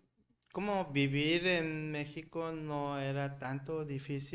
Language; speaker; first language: Spanish; non-native, learner; Korean